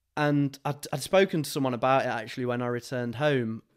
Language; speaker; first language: English; native; English